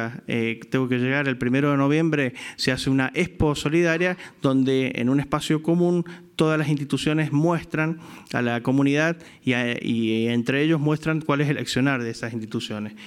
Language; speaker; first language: Spanish; native; Spanish